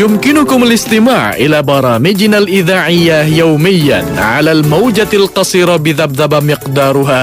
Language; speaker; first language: Arabic; non-native, fluent; Indonesian